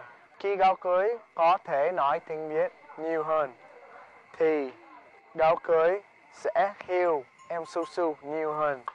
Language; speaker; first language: Vietnamese; non-native, learner; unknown